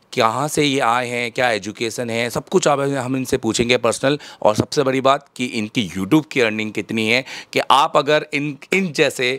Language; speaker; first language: Hindi; native; Hindi